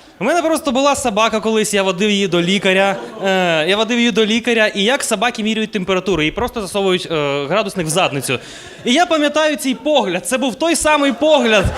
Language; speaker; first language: Ukrainian; non-native, local second language; Russian